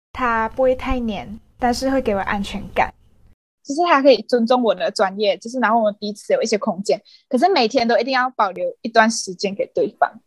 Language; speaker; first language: Chinese; native; Chinese